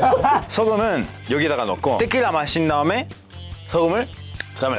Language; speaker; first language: Korean; non-native, fluent; Spanish